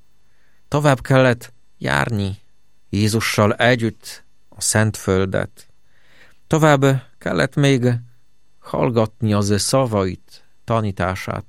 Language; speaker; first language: Hungarian; non-native, fluent; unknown